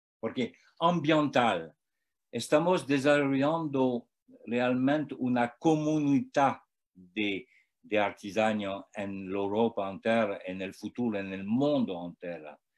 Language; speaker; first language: Spanish; non-native, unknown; French